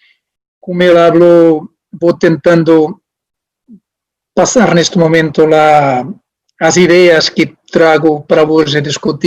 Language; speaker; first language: Spanish; non-native, learner; Portuguese